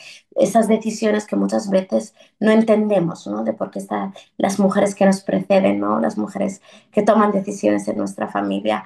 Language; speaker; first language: Spanish; early bilingual, other home language; Arabic